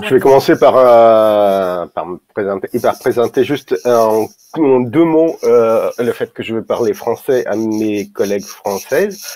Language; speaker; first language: French; non-native, fluent; Russian